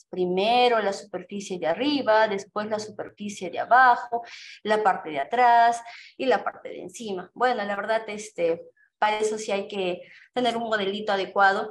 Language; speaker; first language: Spanish; native; Spanish